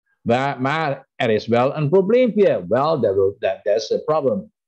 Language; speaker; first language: Dutch; non-native, fluent; Indonesian